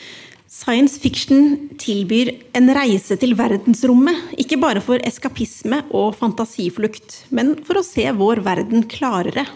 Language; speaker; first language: Norwegian; native; Norwegian